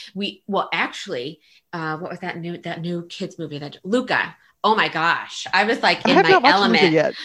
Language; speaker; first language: English; early bilingual, other home language; Italian